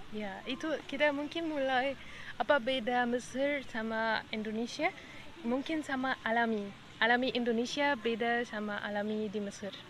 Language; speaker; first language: Indonesian; non-native, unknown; Arabic